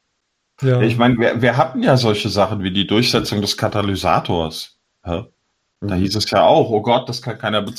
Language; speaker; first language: German; native; German